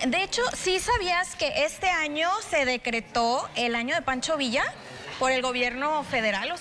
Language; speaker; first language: Spanish; native; Spanish